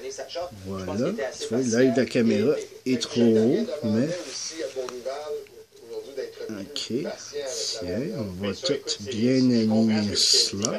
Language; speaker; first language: French; native; French